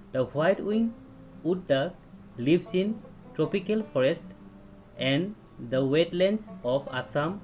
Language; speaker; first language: English; non-native, local second language; Assamese